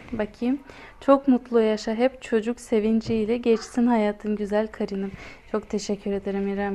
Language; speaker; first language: Turkish; non-native, fluent; Russian